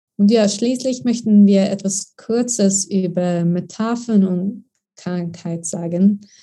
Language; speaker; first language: German; non-native, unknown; Swedish